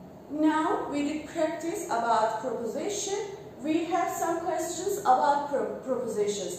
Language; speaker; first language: English; non-native, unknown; Turkish